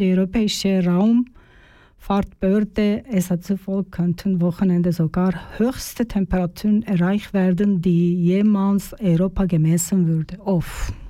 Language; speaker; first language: German; non-native, learner; Turkish